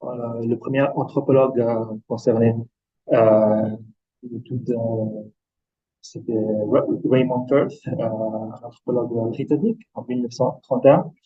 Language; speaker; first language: French; non-native, fluent; Italian